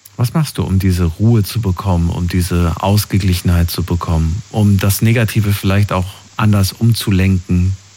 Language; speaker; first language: German; native; German